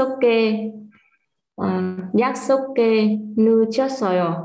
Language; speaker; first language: Korean; non-native, learner; Vietnamese